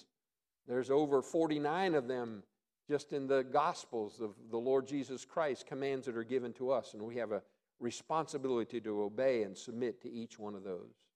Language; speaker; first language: English; native; English